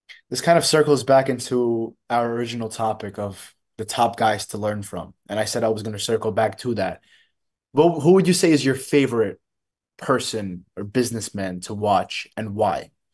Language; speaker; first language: English; early bilingual, other home language; Russian